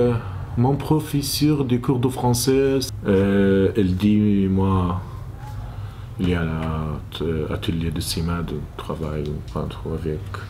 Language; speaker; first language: French; non-native, learner; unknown